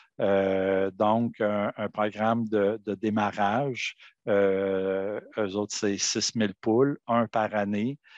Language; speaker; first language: French; native; French